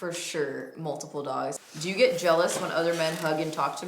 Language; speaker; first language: English; native; English